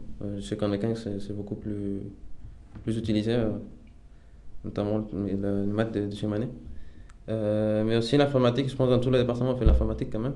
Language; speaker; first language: French; non-native, fluent; Spanish